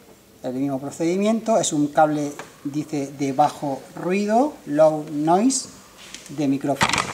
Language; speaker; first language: Spanish; native; Spanish